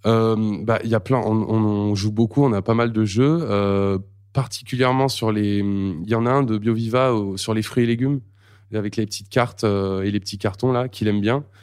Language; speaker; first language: French; native; French